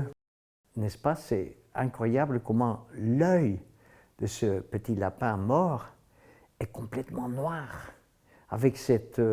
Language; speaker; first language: French; non-native, fluent; Dutch